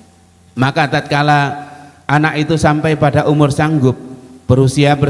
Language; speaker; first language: Indonesian; native; Indonesian